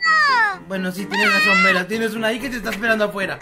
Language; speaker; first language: Spanish; native; Spanish